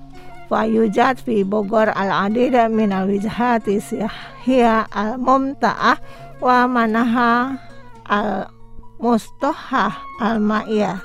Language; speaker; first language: Arabic; non-native, fluent; Indonesian